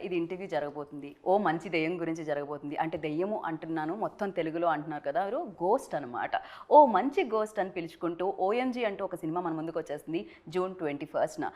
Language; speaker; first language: Telugu; native; Telugu